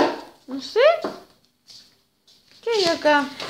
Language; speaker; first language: Spanish; native; Spanish